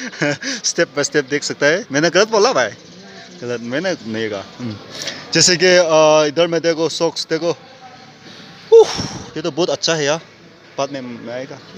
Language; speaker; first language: Hindi; non-native, local second language; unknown